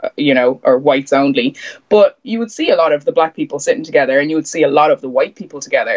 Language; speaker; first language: English; native; English